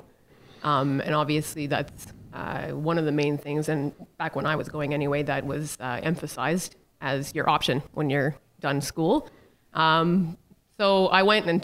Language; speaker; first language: English; native; English